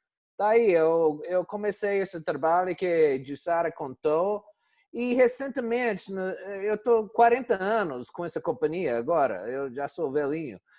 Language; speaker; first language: Portuguese; non-native, fluent; English